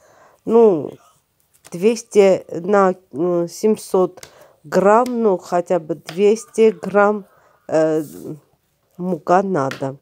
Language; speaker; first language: Russian; non-native, fluent; Armenian